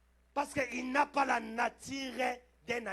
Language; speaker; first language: French; non-native, local second language; Lingala